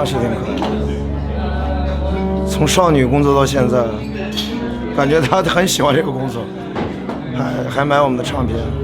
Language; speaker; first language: Chinese; native; Chinese